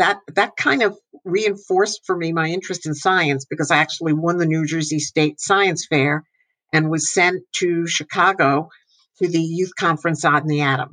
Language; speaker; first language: English; native; English